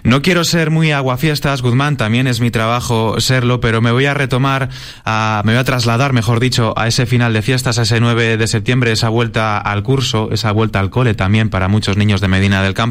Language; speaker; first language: Spanish; native; Spanish